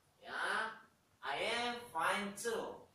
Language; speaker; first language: English; non-native, learner; Indonesian